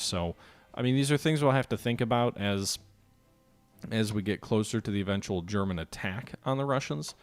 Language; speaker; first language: English; native; English